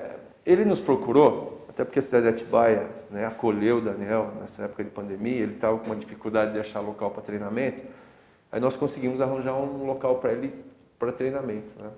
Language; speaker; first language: Portuguese; native; Portuguese